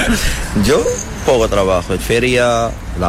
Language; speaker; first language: Spanish; non-native, learner; Arabic